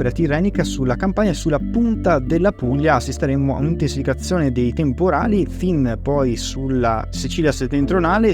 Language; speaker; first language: Italian; native; Italian